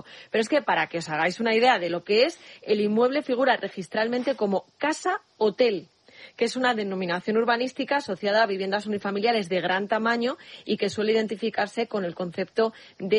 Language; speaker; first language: Spanish; native; Spanish